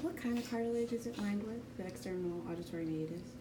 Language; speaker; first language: English; native; English